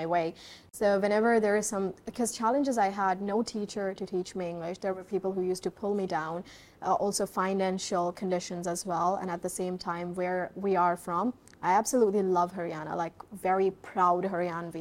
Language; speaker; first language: English; non-native, local second language; Haryanvi